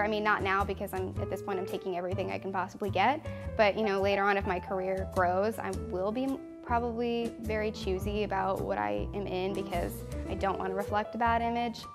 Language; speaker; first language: English; native; English